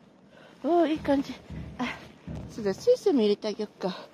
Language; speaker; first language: Japanese; native; Japanese